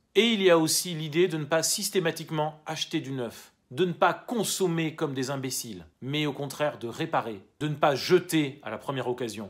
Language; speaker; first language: French; native; French